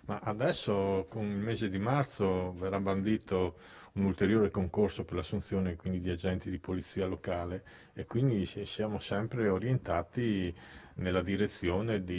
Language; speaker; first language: Italian; native; Italian